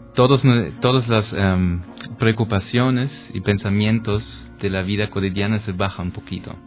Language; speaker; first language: Spanish; non-native, fluent; German